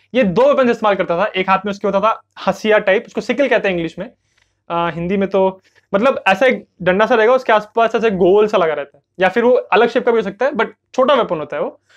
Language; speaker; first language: Hindi; native; Hindi